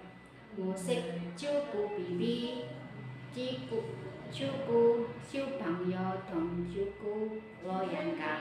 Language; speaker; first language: Cantonese; non-native, learner; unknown